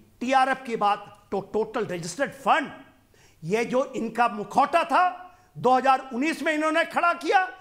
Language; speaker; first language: Hindi; non-native, local second language; Punjabi